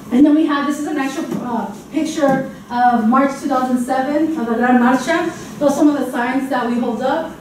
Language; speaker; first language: English; native; English